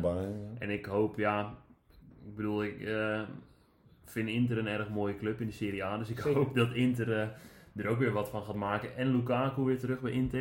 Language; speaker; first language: Dutch; native; Dutch